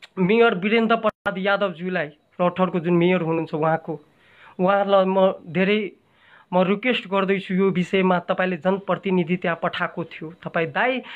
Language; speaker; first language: Nepali; non-native, local second language; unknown